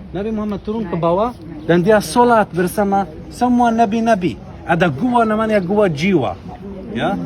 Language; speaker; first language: Indonesian; non-native, fluent; Arabic